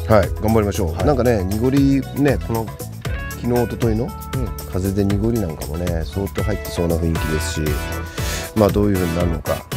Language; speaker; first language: Japanese; native; Japanese